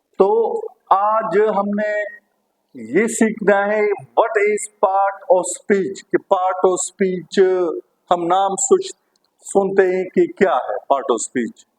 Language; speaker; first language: Urdu; non-native, local second language; Pashto